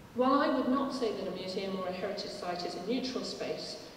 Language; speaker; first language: English; native; English